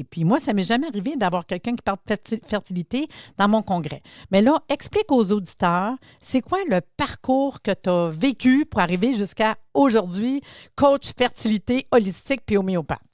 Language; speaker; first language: French; native; French